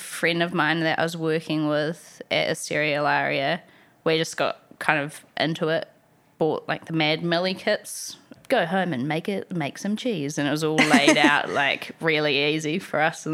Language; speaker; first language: English; native; English